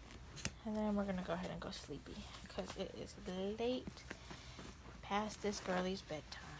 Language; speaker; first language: English; native; English